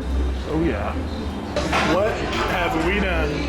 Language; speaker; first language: English; native; English